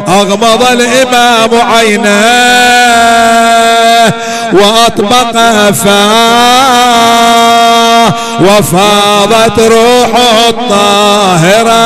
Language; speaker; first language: Arabic; native; Arabic